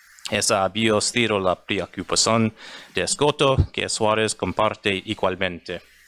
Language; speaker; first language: Spanish; non-native, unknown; English